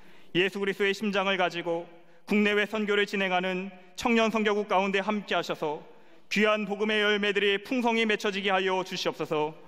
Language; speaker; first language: Korean; native; Korean